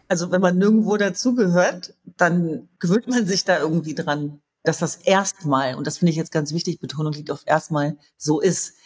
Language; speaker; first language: German; early bilingual, other home language; Kurdish